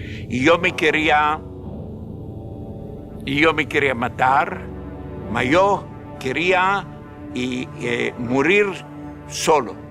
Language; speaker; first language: Spanish; non-native, fluent; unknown